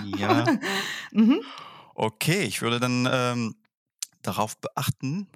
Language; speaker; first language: German; non-native, fluent; Arabic